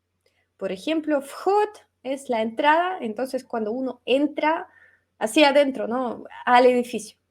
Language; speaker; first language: Spanish; non-native, fluent; Russian